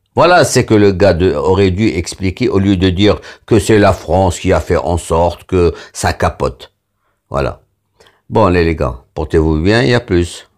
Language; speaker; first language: French; non-native, local second language; Arabic